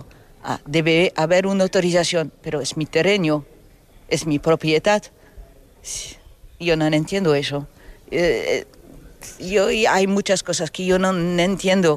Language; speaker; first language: Spanish; non-native, learner; French